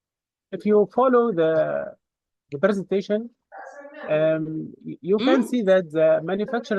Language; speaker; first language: English; non-native, fluent; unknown